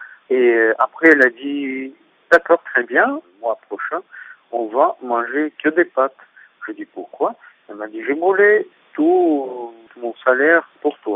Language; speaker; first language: French; non-native, fluent; Russian